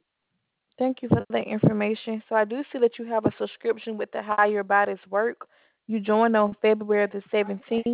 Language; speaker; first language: English; native; English